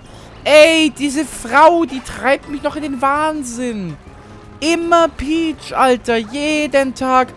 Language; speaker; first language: German; native; German